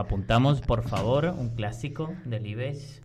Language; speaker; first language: Spanish; native; Spanish